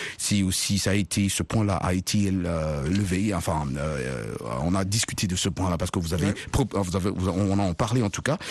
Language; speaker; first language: French; non-native, local second language; Luba-Lulua